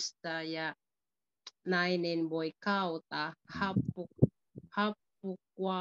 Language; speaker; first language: Finnish; non-native, learner; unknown